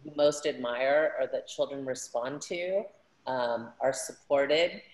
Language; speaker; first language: English; early bilingual, other home language; Spanish